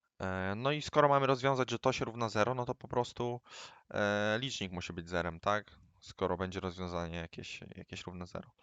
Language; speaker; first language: Polish; native; Polish